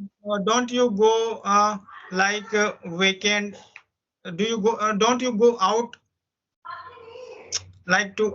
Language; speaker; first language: English; non-native, local second language; Hindi